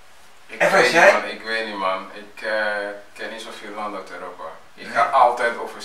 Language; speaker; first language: Dutch; early bilingual, other home language; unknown